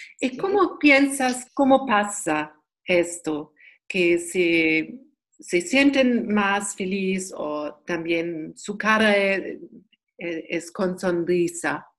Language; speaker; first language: Spanish; non-native, learner; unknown